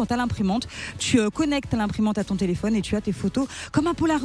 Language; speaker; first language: French; native; French